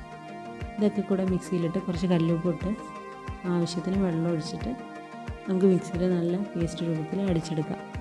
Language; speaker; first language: Malayalam; native; Malayalam